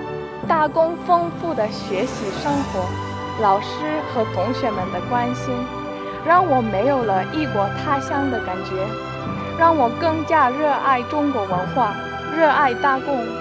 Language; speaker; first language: Chinese; non-native, fluent; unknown